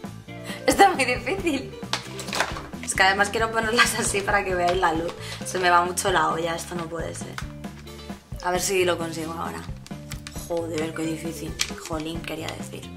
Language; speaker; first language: Spanish; native; Spanish